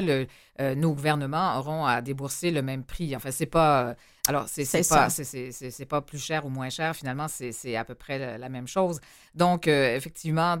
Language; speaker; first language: French; native; French